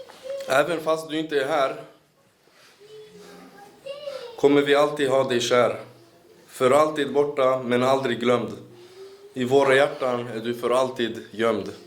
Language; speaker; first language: Swedish; early bilingual, other home language; Central Kurdish